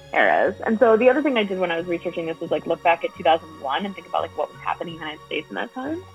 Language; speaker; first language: English; native; English